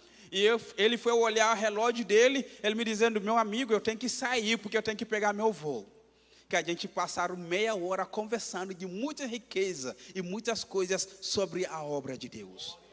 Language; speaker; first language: Portuguese; non-native, fluent; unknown